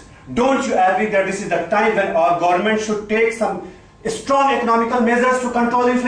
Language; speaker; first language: English; non-native, local second language; Hindi